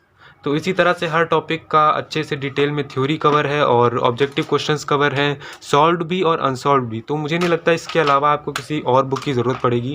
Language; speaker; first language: Hindi; native; Hindi